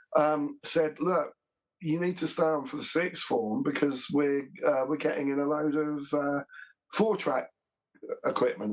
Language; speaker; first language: English; native; English